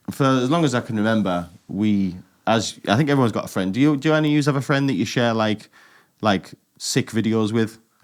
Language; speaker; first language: English; native; English